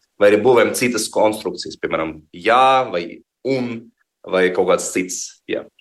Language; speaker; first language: Latvian; non-native, local second language; Russian